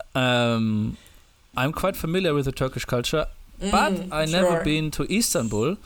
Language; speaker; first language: English; non-native, fluent; German